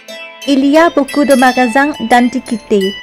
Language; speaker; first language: French; non-native, learner; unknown